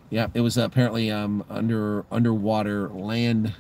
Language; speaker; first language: English; native; English